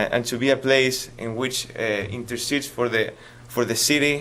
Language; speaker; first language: English; non-native, fluent; Spanish